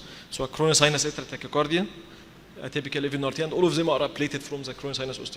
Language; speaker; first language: English; non-native, fluent; Arabic